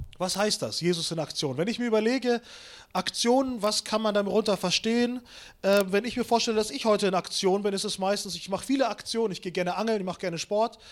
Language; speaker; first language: German; early bilingual, other home language; Russian